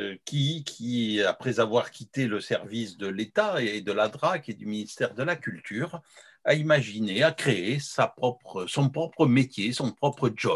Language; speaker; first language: French; native; French